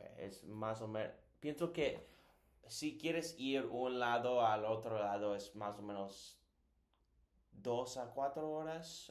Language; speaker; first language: Spanish; non-native, learner; English